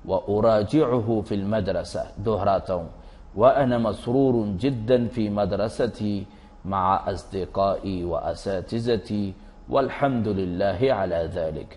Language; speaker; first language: Arabic; non-native, fluent; Urdu